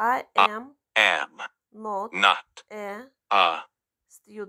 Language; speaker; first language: English; non-native, fluent; Russian